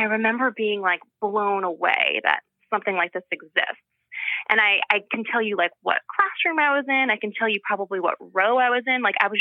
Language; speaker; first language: English; native; English